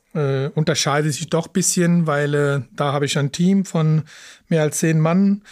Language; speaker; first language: German; early bilingual, other home language; Punjabi